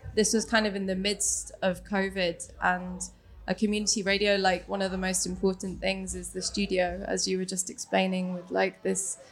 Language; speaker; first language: English; native; English